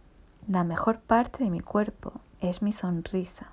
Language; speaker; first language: Spanish; non-native, fluent; Portuguese